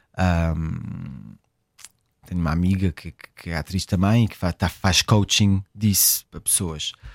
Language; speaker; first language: Portuguese; early bilingual, heritage; French